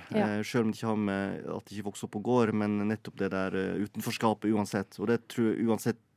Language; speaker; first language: Norwegian; native; Norwegian